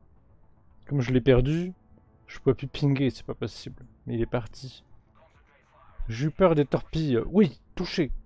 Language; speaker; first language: French; native; French